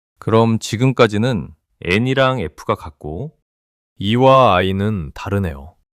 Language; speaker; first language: Korean; non-native, fluent; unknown